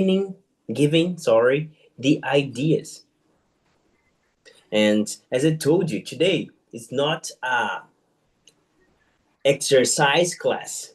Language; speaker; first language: English; non-native, fluent; Portuguese